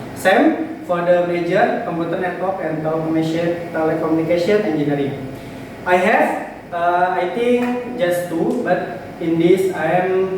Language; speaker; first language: English; non-native, learner; Indonesian